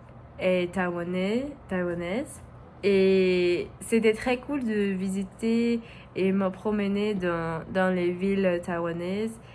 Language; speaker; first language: French; non-native, learner; Portuguese